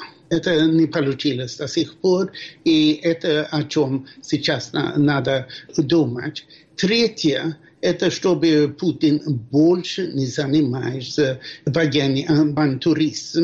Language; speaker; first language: Russian; non-native, fluent; Swedish